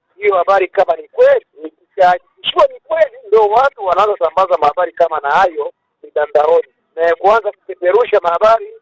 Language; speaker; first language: Swahili; native; Swahili